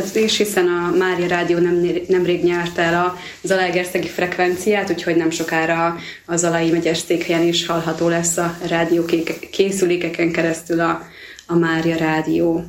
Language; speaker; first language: Hungarian; native; Hungarian